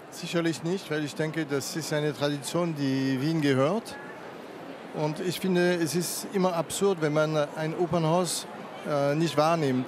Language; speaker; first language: German; non-native, fluent; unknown